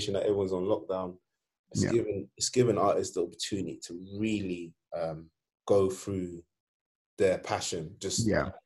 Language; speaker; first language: English; non-native, fluent; Swedish